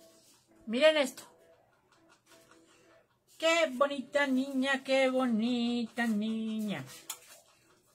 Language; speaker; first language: Spanish; native; Spanish